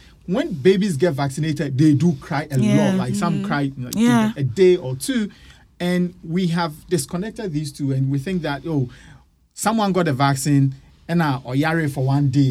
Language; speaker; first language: English; non-native, local second language; Akan